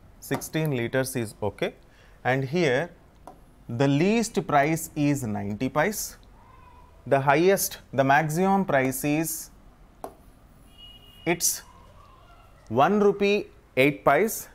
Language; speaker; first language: English; non-native, local second language; Telugu